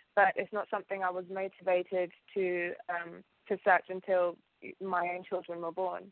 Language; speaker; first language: English; early bilingual, other home language; Ganda